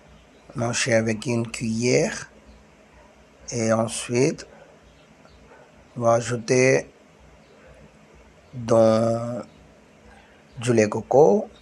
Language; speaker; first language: French; non-native, learner; Tamil